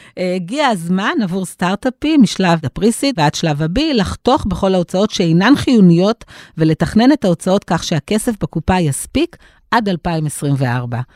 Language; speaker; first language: Hebrew; native; Hebrew